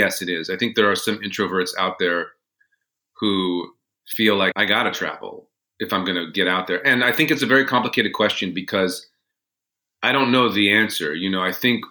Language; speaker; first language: English; native; English